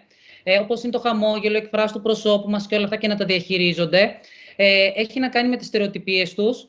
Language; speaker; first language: Greek; native; Greek